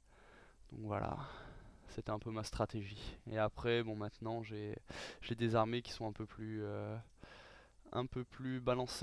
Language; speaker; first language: French; native; French